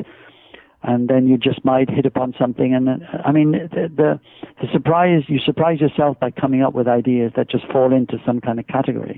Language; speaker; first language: English; native; English